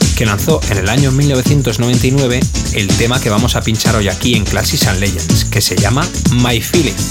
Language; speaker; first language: Spanish; native; Spanish